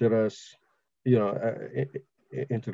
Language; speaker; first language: Spanish; non-native, learner; English